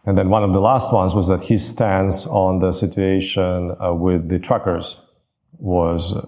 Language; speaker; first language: English; non-native, fluent; Latvian